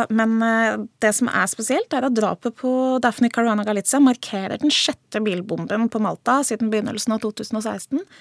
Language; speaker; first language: Norwegian; early bilingual, heritage; Norwegian